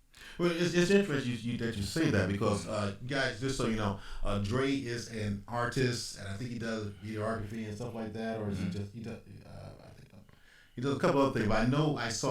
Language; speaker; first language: English; native; English